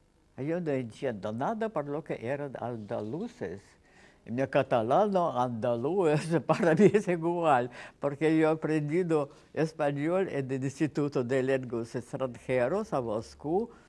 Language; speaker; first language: Spanish; non-native, fluent; Russian